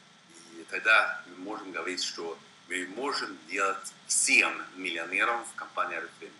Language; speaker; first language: Russian; non-native, fluent; Swedish